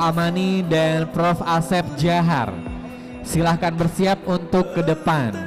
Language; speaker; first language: Indonesian; native; Indonesian